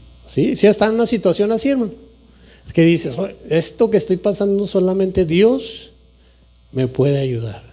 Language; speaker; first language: Spanish; native; Spanish